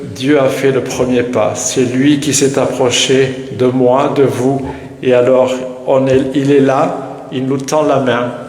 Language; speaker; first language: French; native; French